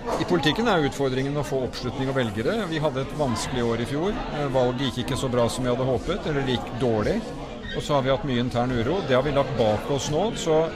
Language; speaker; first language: Norwegian; native; Norwegian